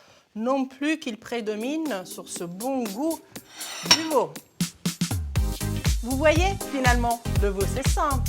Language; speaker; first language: French; non-native, fluent; Italian